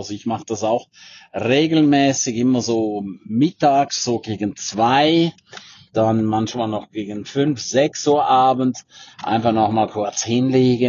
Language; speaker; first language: German; native; German